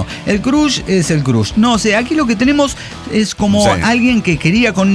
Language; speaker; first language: Spanish; native; Spanish